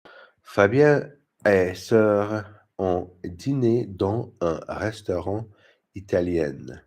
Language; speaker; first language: French; non-native, learner; English